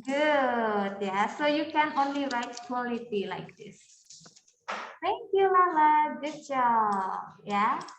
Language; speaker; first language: English; non-native, fluent; Indonesian